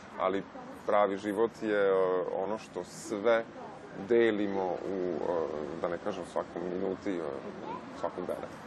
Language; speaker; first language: Serbian; native; Serbian